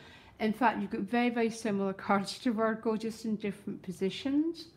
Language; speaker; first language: English; native; English